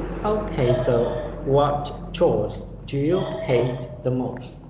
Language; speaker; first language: English; non-native, fluent; Vietnamese